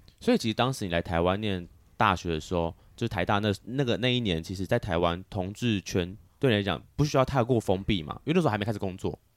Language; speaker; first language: Chinese; native; Chinese